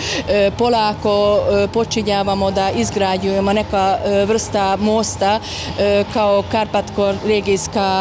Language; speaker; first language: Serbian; non-native, fluent; Hungarian